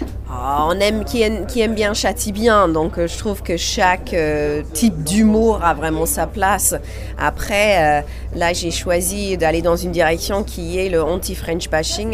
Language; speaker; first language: French; non-native, fluent; English